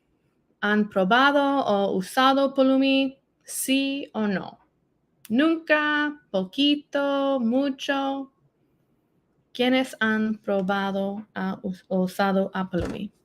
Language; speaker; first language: Spanish; non-native, learner; English